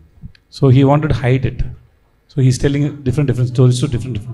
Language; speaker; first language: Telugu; non-native, learner; Tamil